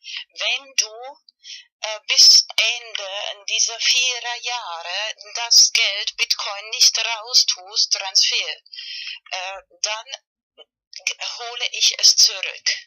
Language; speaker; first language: German; non-native, learner; Spanish